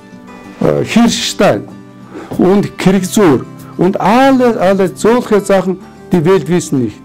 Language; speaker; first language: German; non-native, fluent; Mongolian